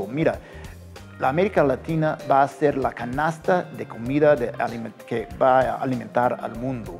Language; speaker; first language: Spanish; non-native, fluent; English